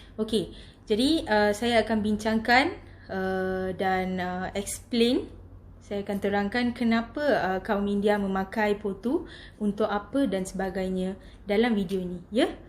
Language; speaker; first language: Malay; non-native, local second language; Tamil